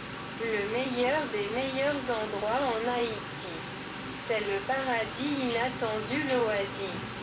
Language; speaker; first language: French; non-native, local second language; Haitian Creole